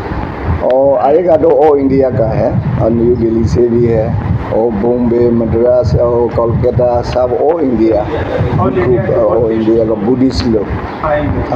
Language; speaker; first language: Hindi; non-native, learner; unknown